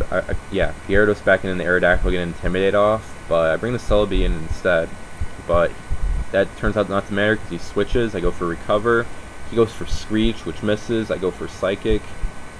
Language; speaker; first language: English; native; English